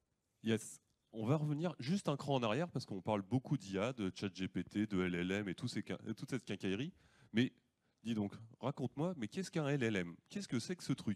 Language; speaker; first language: French; native; French